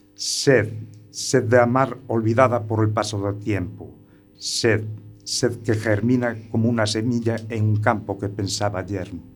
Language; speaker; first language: Spanish; native; Spanish